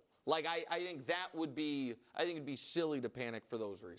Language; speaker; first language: English; native; English